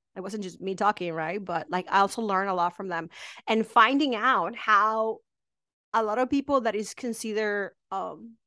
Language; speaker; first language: English; non-native, fluent; Spanish